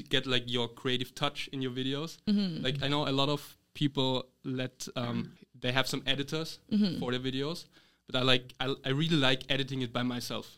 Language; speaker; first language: English; non-native, fluent; German